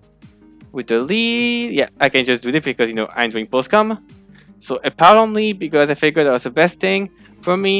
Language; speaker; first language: English; non-native, fluent; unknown